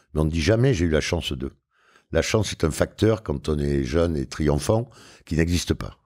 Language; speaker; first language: French; native; French